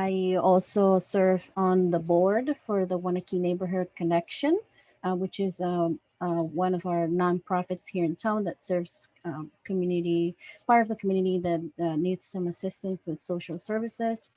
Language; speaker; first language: English; non-native, fluent; Spanish